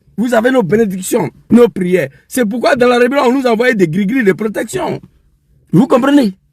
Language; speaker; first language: French; non-native, local second language; Dyula